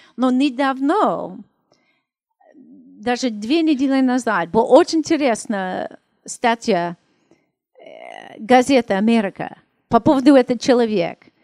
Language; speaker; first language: Russian; non-native, learner; English